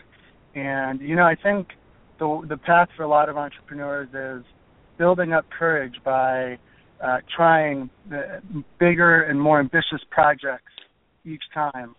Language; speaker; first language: English; native; English